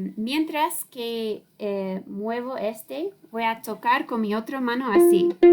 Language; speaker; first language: Spanish; non-native, learner; English